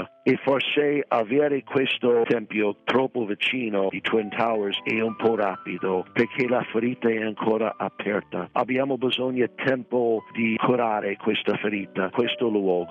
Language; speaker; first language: Italian; non-native, fluent; English